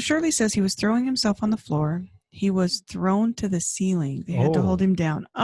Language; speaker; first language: English; native; English